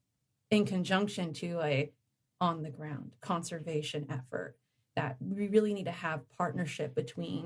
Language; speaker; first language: English; native; English